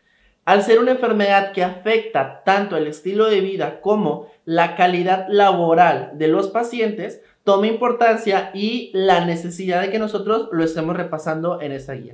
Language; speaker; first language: Spanish; native; Spanish